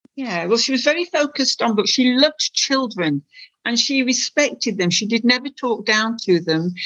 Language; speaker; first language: English; native; English